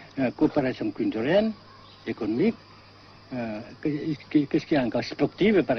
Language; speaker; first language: French; non-native, fluent; Vietnamese